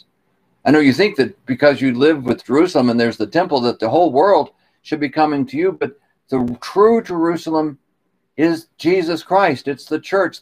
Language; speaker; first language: English; native; English